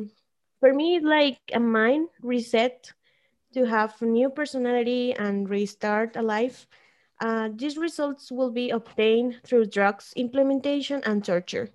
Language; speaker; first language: English; non-native, learner; Spanish